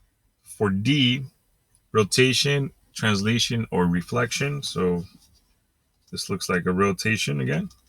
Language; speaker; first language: English; native; English